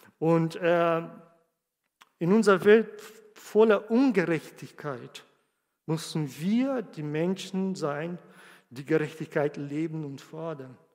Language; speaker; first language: German; non-native, fluent; Portuguese